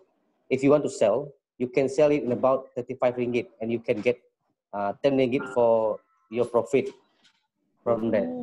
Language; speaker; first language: English; non-native, local second language; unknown